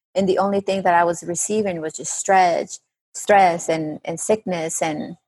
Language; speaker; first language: English; non-native, fluent; Spanish